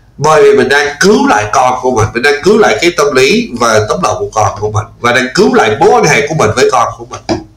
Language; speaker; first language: Vietnamese; non-native, fluent; English